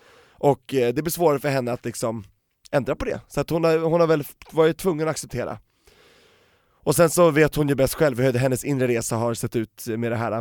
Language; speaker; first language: Swedish; native; Swedish